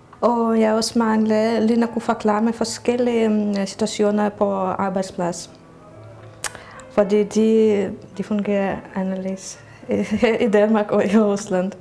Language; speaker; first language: Danish; non-native, learner; Russian